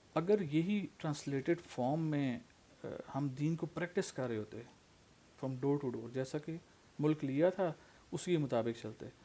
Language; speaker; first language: Urdu; non-native, local second language; Punjabi